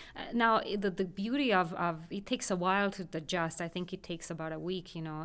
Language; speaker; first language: English; non-native, fluent; Italian